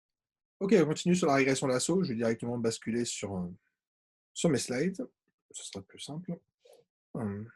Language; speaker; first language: French; native; French